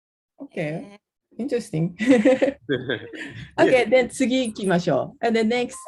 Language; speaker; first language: English; non-native, learner; Japanese